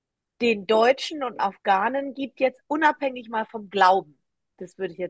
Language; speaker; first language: German; native; German